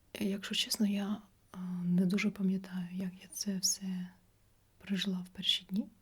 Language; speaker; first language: Ukrainian; non-native, local second language; Russian